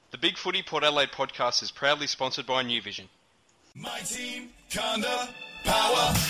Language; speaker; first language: English; native; English